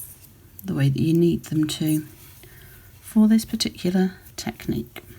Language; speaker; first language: English; native; English